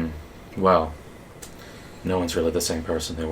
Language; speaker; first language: English; native; English